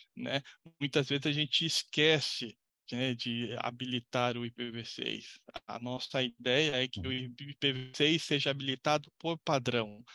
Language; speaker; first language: Portuguese; native; Portuguese